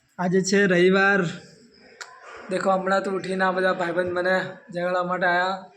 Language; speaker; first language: Gujarati; non-native, local second language; Bhili